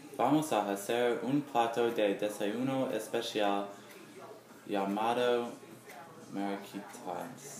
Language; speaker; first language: Spanish; non-native, learner; English